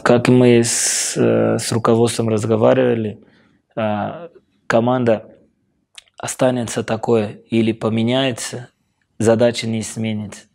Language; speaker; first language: Russian; non-native, fluent; Portuguese